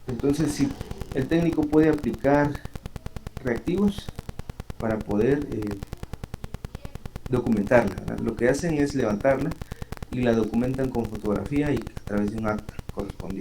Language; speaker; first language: Spanish; native; Spanish